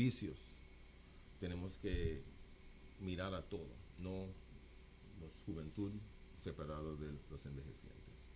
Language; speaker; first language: Spanish; non-native, local second language; English